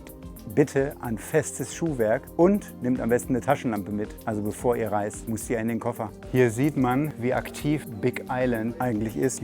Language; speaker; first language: German; native; German